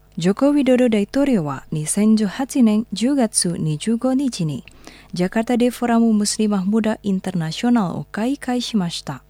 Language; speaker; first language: Japanese; non-native, fluent; Indonesian